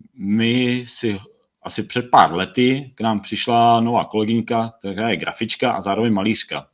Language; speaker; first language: Czech; native; Czech